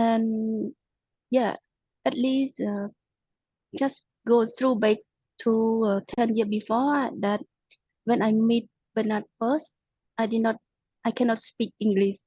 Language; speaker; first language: English; non-native, local second language; Khmer